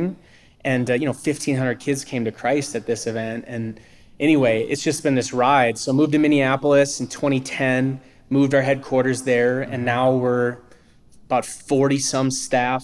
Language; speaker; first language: English; native; English